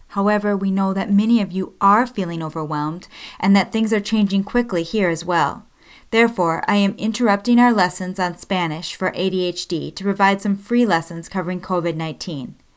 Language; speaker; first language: English; native; English